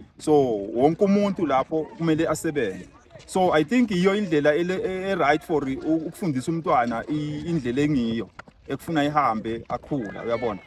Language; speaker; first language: Zulu; native; Zulu